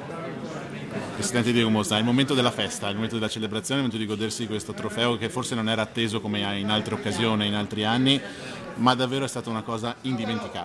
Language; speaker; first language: Italian; native; Italian